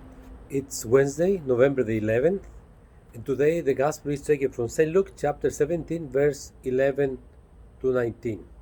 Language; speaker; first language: English; non-native, fluent; Spanish